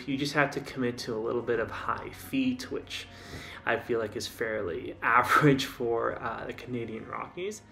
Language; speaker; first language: English; native; English